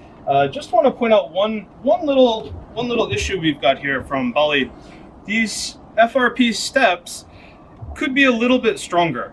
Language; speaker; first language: English; native; English